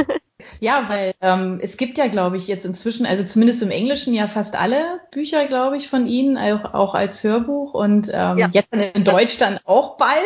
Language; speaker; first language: German; native; German